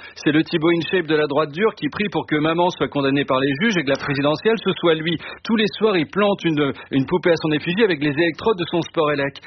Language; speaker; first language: French; native; French